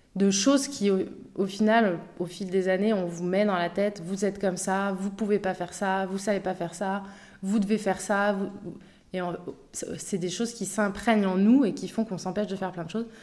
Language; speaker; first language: French; native; French